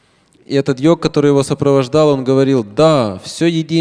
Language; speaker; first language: Russian; native; Russian